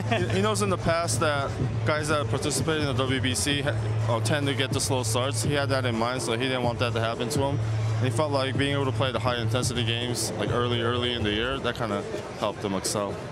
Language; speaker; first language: English; non-native, fluent; Japanese